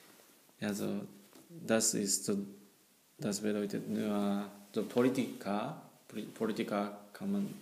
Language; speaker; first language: German; non-native, learner; Japanese